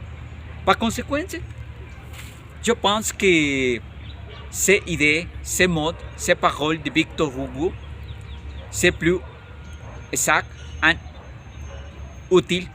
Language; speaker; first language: French; non-native, learner; Spanish